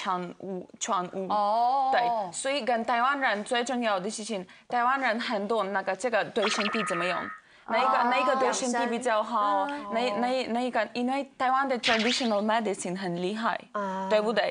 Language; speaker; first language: Chinese; non-native, fluent; Ukrainian